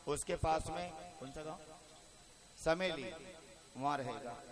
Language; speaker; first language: Hindi; native; Hindi